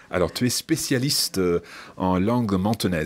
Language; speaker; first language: French; non-native, fluent; English